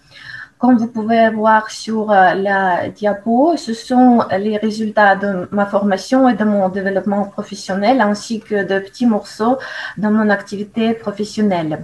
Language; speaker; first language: French; non-native, fluent; Russian